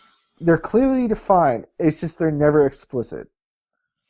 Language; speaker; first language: English; native; English